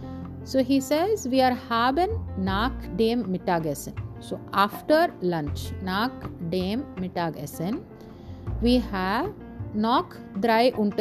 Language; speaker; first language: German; non-native, fluent; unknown